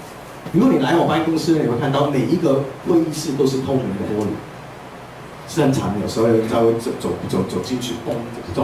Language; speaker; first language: Chinese; early bilingual, heritage; English